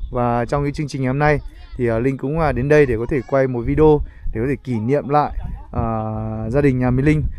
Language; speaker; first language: Vietnamese; non-native, local second language; Hmong